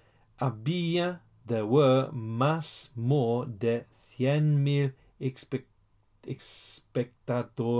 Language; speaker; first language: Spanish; non-native, fluent; English